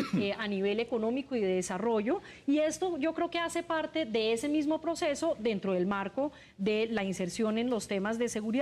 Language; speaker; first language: Spanish; native; Spanish